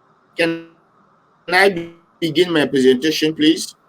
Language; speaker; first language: English; non-native, learner; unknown